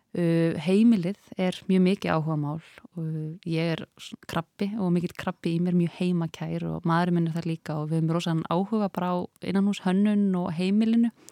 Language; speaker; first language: Icelandic; native; Icelandic